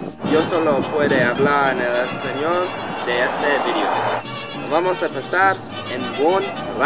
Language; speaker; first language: Spanish; non-native, learner; English